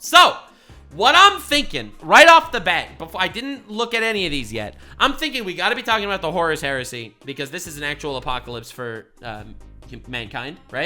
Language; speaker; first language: English; native; English